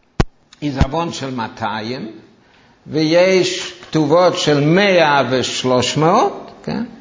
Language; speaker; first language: Hebrew; non-native, fluent; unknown